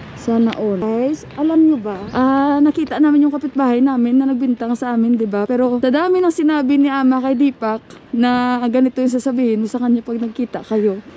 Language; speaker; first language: Filipino; native; Filipino